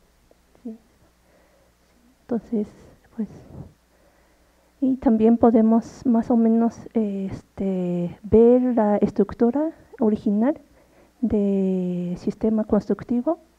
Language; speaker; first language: Spanish; non-native, fluent; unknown